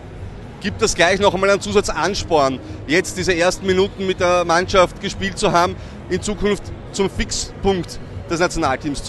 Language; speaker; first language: German; native; German